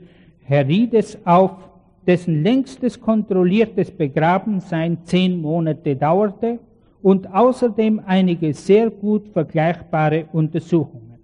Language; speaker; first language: German; native; German